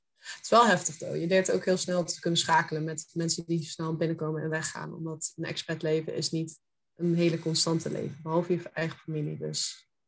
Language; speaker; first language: Dutch; early bilingual, heritage; Dutch